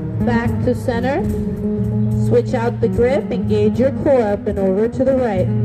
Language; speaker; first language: English; native; English